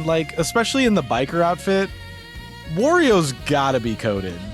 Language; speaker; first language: English; native; English